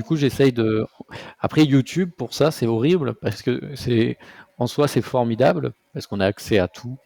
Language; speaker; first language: French; native; French